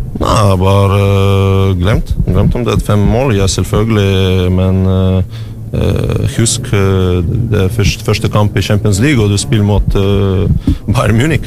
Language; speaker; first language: Norwegian; non-native, learner; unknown